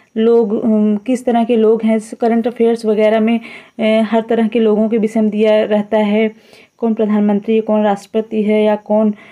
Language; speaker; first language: Hindi; native; Hindi